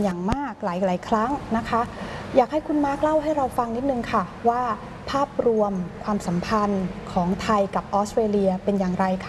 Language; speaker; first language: Thai; native; Thai